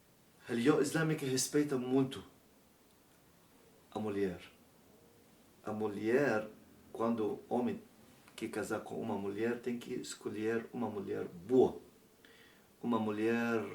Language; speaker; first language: Portuguese; non-native, learner; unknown